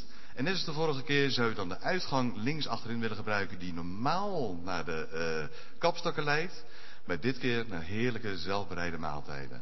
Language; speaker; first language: Dutch; native; Dutch